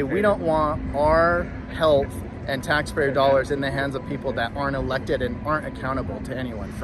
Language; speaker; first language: English; native; English